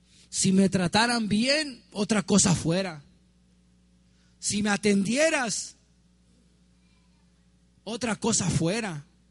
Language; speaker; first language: Spanish; early bilingual, heritage; Spanish